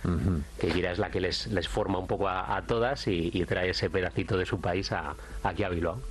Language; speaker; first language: Spanish; native; Spanish